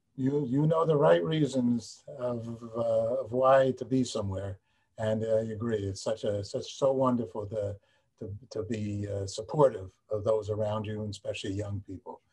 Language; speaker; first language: English; native; English